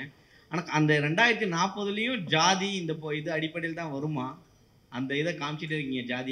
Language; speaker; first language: Tamil; native; Tamil